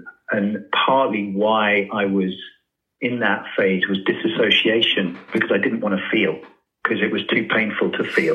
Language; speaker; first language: English; native; English